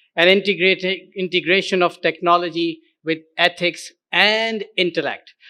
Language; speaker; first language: English; non-native, local second language; Urdu